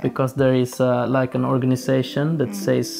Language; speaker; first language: English; non-native, fluent; Swedish